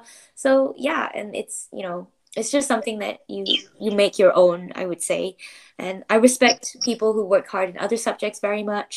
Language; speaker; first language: English; non-native, local second language; Chinese